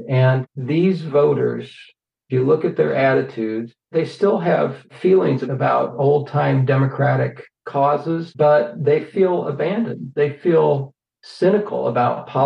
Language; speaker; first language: English; native; English